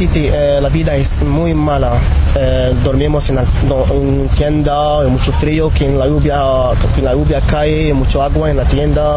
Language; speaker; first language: Spanish; non-native, learner; Arabic